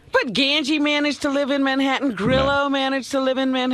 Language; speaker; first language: English; native; English